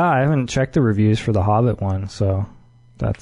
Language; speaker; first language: English; native; English